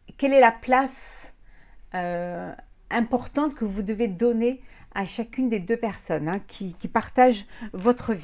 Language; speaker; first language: French; native; French